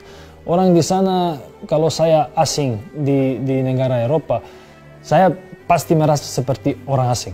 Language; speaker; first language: Indonesian; non-native, fluent; Serbian